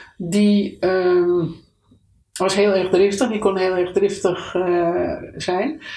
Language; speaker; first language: Dutch; native; Dutch